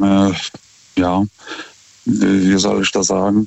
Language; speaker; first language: German; non-native, fluent; Lithuanian